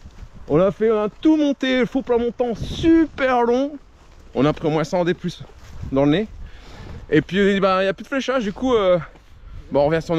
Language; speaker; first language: French; native; French